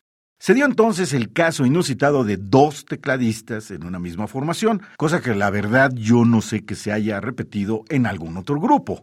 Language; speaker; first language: Spanish; native; Spanish